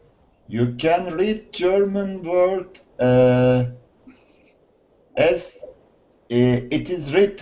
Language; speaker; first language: English; non-native, learner; Turkish